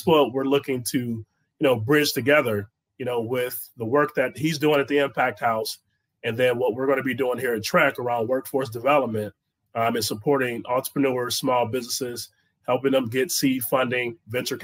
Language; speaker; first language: English; native; English